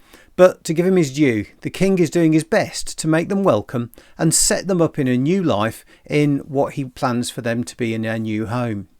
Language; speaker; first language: English; native; English